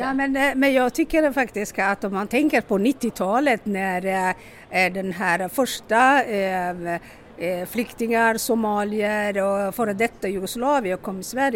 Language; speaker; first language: Swedish; non-native, local second language; Somali